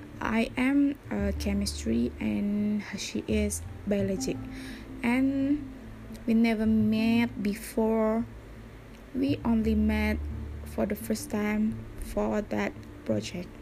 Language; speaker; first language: English; non-native, learner; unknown